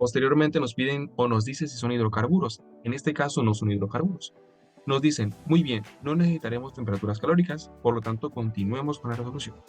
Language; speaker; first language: Spanish; native; Spanish